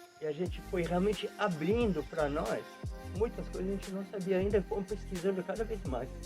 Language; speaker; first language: Portuguese; non-native, fluent; Italian